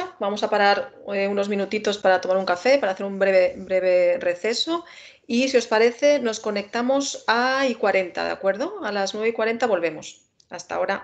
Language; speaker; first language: Spanish; native; Spanish